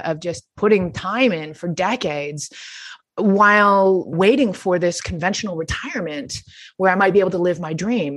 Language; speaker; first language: English; native; English